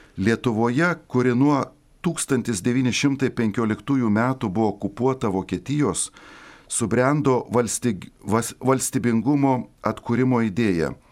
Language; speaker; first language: Lithuanian; native; Lithuanian